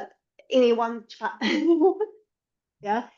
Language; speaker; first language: Indonesian; non-native, learner; English